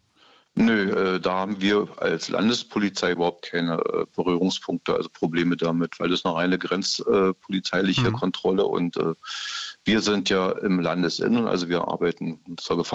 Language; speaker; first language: German; native; German